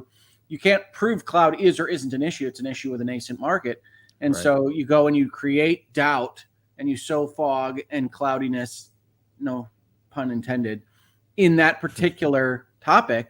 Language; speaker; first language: English; native; English